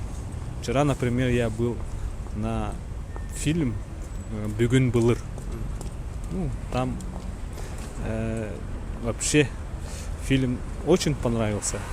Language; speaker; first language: Russian; non-native, local second language; Yakut